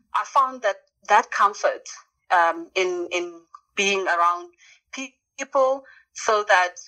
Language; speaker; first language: English; non-native, local second language; Zulu